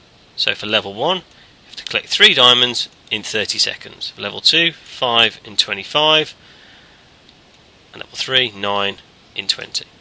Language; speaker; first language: English; native; English